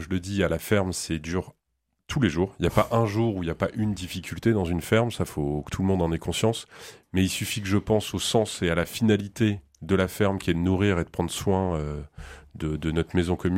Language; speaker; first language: French; native; French